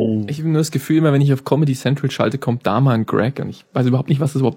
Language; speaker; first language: German; native; German